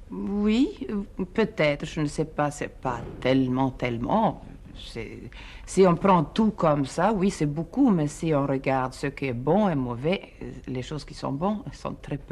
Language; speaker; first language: French; non-native, fluent; Swedish